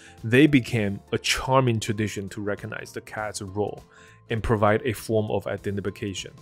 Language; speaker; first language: English; non-native, fluent; Chinese